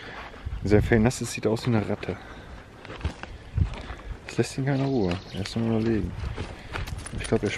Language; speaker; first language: German; native; German